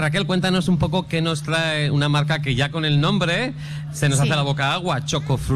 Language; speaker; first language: Spanish; native; Spanish